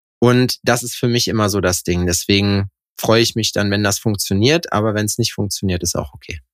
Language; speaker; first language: German; native; German